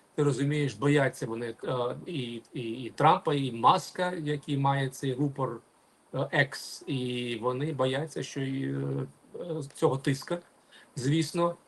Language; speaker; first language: Ukrainian; non-native, local second language; Russian